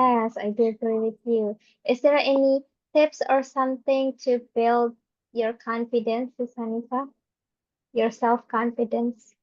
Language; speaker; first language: English; non-native, fluent; Indonesian